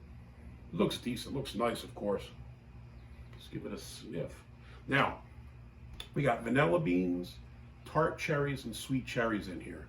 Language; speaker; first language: English; native; English